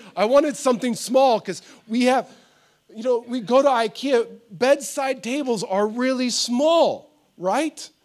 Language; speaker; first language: English; native; English